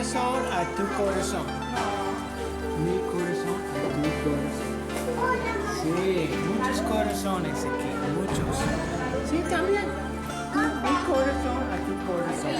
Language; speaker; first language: Spanish; non-native, learner; English